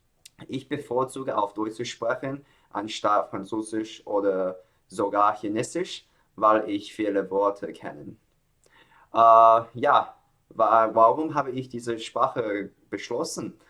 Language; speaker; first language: German; non-native, learner; Chinese